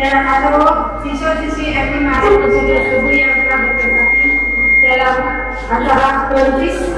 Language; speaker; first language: Indonesian; native; Indonesian